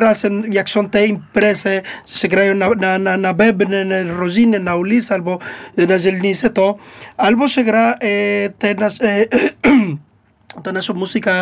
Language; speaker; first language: Polish; non-native, learner; Spanish